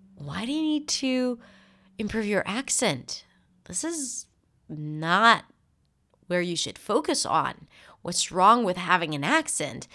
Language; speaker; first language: English; non-native, fluent; Hebrew